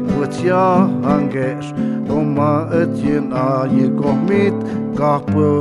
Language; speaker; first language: Spanish; native; Spanish